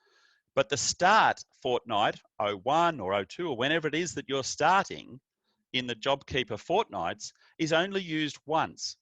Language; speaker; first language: English; native; English